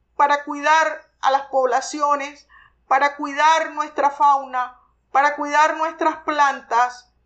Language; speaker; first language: Spanish; native; Spanish